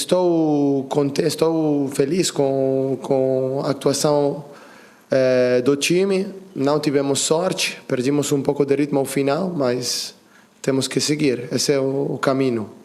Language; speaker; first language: Portuguese; non-native, fluent; Italian